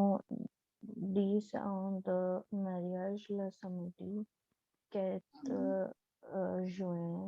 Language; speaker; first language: French; non-native, learner; Hindi